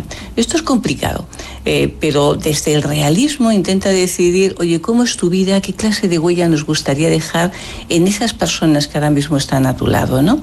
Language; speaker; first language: Spanish; native; Spanish